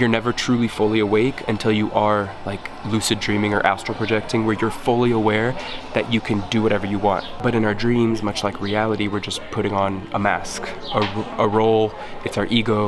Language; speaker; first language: English; native; English